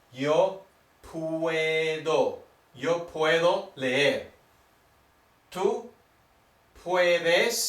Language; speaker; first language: Spanish; non-native, fluent; English